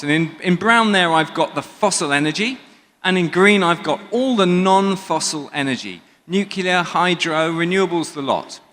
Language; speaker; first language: English; native; English